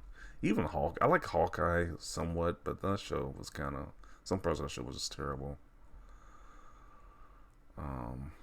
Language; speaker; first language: English; native; English